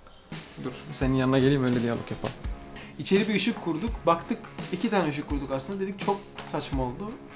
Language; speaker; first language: Turkish; native; Turkish